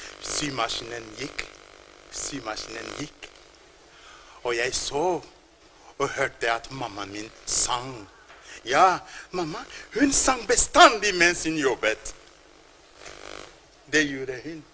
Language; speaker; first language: Norwegian; non-native, fluent; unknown